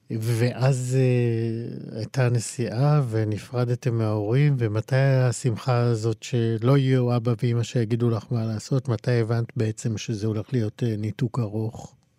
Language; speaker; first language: Hebrew; native; Hebrew